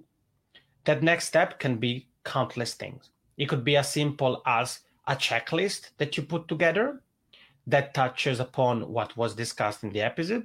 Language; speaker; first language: English; non-native, fluent; Italian